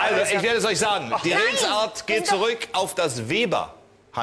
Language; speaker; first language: German; native; German